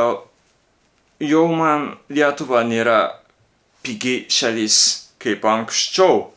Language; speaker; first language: Lithuanian; non-native, learner; Japanese